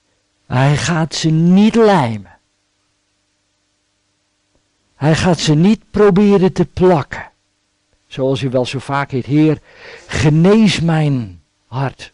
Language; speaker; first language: Dutch; native; Dutch